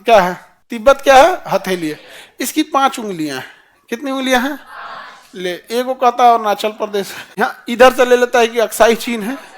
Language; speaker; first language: Hindi; native; Hindi